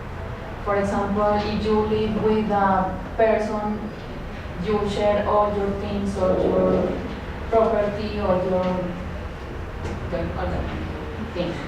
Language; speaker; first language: English; non-native, learner; Spanish